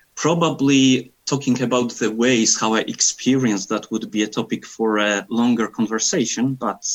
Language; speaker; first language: English; non-native, fluent; Polish